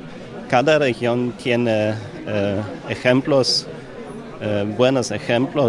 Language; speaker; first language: Spanish; non-native, learner; German